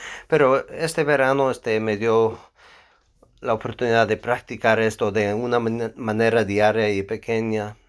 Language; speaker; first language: Spanish; non-native, fluent; English